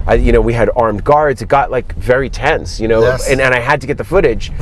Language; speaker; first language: English; native; English